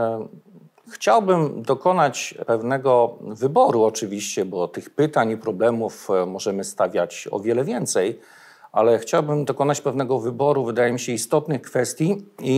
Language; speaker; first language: Polish; native; Polish